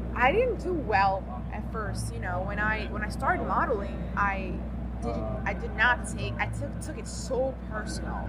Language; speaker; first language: English; non-native, fluent; Albanian